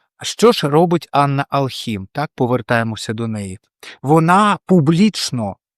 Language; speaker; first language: Ukrainian; non-native, local second language; Russian